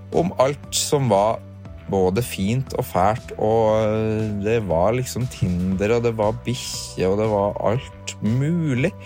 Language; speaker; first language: Norwegian; native; Norwegian